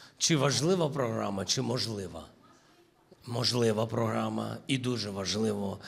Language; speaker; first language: Ukrainian; non-native, local second language; Russian